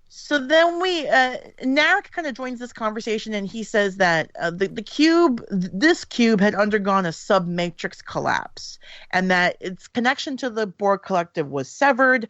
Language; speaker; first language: English; native; English